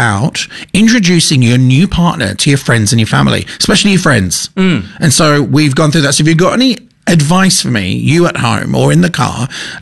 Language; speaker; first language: English; native; English